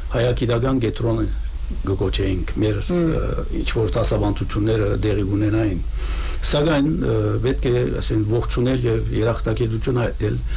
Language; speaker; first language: Armenian; native; Armenian